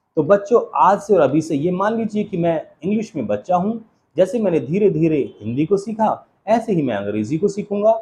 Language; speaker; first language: Hindi; native; Hindi